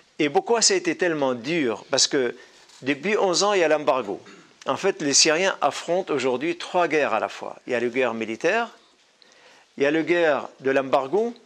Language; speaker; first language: French; non-native, fluent; Arabic